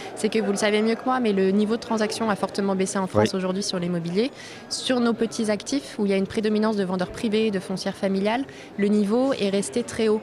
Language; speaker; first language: French; native; French